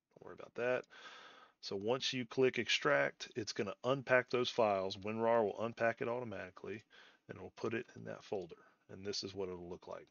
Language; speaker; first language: English; native; English